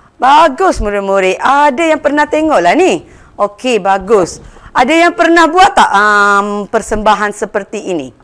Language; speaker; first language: Malay; non-native, local second language; Tamil